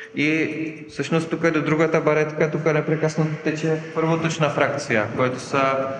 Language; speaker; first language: Bulgarian; non-native, fluent; Czech